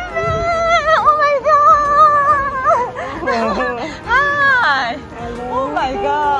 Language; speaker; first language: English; non-native, learner; Japanese